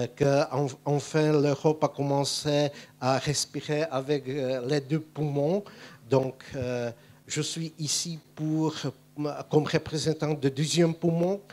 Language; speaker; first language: French; non-native, fluent; Czech